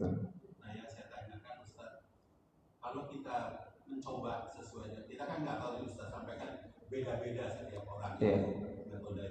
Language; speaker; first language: Indonesian; native; Indonesian